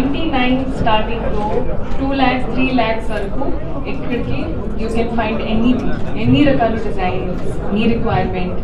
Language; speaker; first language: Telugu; non-native, learner; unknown